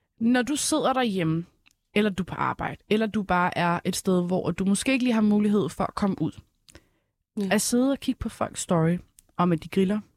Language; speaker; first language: Danish; early bilingual, other home language; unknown